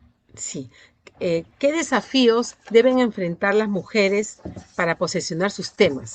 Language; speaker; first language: Spanish; native; Spanish